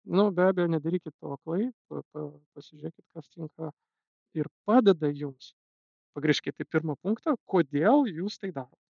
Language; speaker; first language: Lithuanian; non-native, local second language; Russian